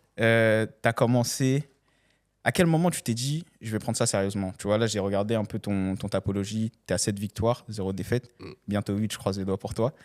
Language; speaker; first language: French; native; French